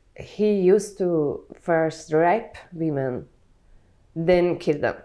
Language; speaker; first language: English; non-native, fluent; Persian